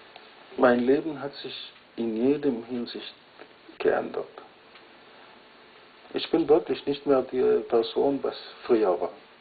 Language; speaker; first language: German; non-native, fluent; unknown